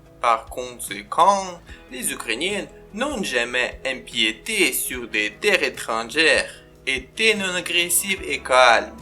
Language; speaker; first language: French; non-native, fluent; Ukrainian